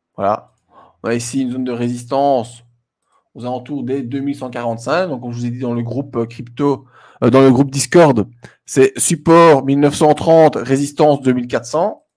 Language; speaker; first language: French; native; French